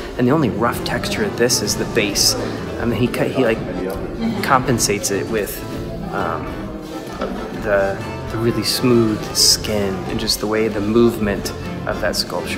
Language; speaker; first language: English; native; English